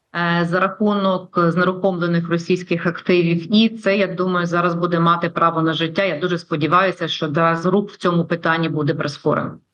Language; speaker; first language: Ukrainian; native; Ukrainian